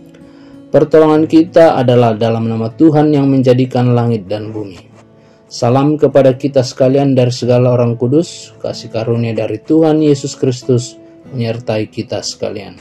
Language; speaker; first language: Indonesian; native; Indonesian